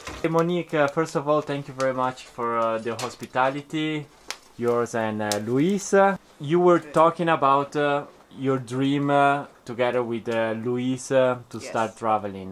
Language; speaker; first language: English; non-native, learner; Italian